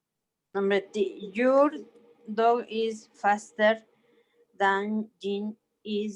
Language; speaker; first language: English; non-native, learner; Spanish